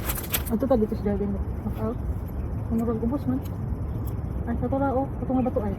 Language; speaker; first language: Filipino; non-native, local second language; Cebuano